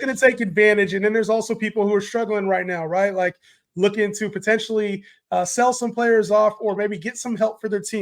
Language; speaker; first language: English; native; English